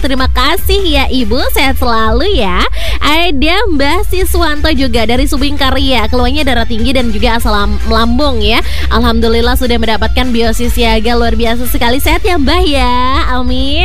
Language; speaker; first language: Indonesian; native; Indonesian